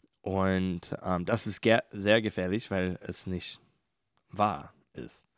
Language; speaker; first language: German; non-native, learner; English